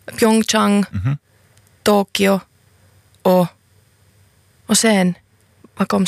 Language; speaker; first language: Swedish; non-native, local second language; Finnish